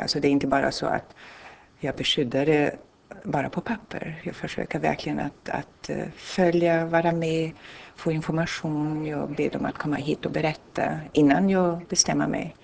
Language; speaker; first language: Swedish; non-native, fluent; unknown